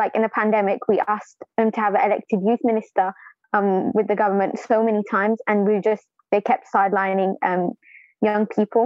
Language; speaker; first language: English; native; English